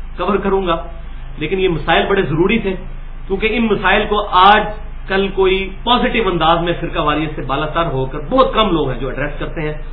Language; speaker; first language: Urdu; non-native, local second language; Punjabi